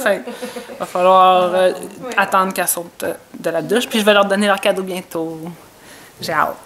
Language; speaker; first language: French; native; French